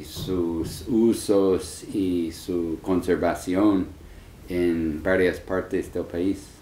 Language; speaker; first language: Spanish; non-native, fluent; English